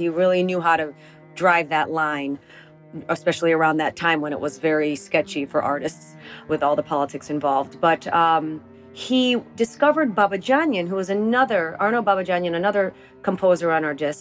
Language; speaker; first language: English; native; English